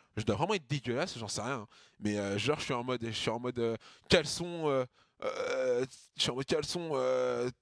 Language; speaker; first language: French; native; French